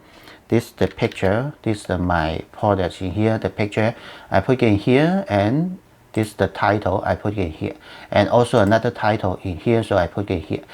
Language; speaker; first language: English; non-native, learner; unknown